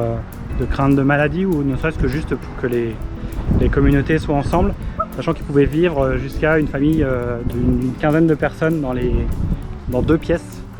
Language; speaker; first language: French; native; French